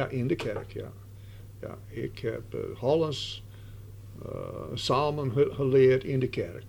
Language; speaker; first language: Dutch; early bilingual, heritage; Dutch